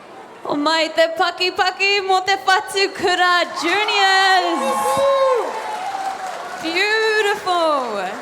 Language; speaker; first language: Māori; non-native, local second language; English